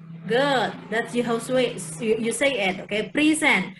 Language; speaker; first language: English; non-native, fluent; Indonesian